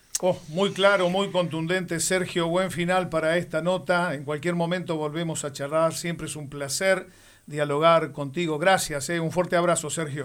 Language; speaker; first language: Spanish; native; Spanish